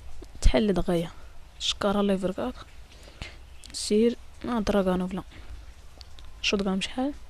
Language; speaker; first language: Arabic; native; Arabic